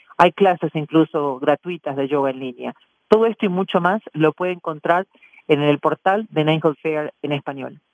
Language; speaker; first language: Spanish; native; Spanish